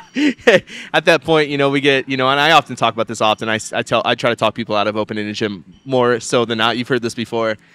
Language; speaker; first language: English; native; English